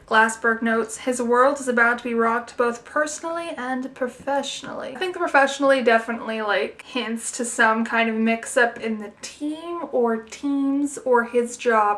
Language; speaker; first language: English; native; English